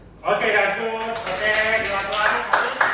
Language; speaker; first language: English; non-native, learner; Indonesian